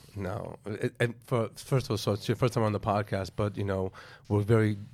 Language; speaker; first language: English; native; English